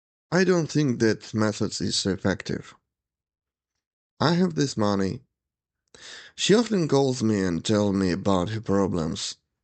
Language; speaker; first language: English; non-native, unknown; Ukrainian